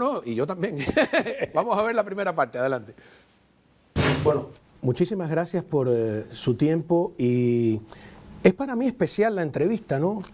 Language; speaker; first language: Spanish; native; Spanish